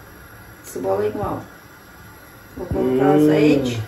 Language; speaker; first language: Portuguese; non-native, fluent; Ukrainian